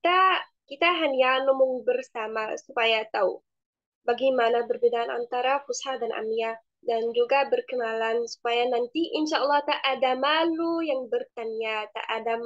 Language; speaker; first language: Indonesian; non-native, fluent; Arabic